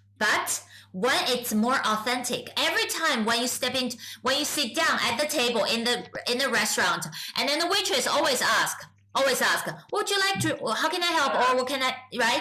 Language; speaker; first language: English; non-native, fluent; Chinese